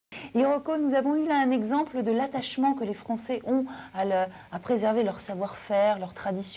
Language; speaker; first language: French; native; French